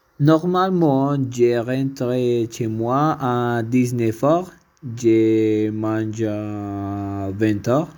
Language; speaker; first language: French; non-native, learner; Spanish